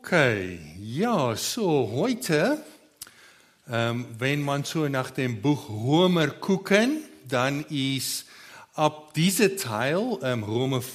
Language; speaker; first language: German; non-native, learner; Afrikaans